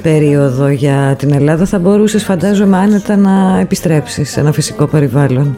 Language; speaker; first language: Greek; native; Greek